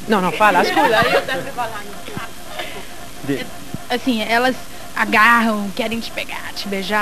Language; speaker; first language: Portuguese; native; Portuguese